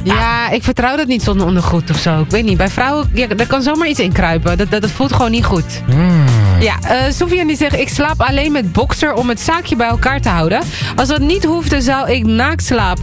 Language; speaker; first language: Dutch; native; Dutch